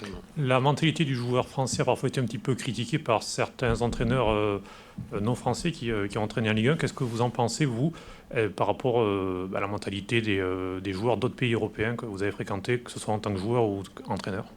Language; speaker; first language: French; native; French